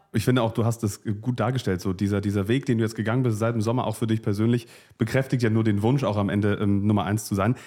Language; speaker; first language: German; native; German